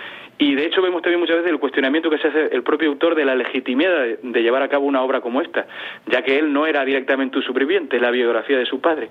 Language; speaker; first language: Spanish; native; Spanish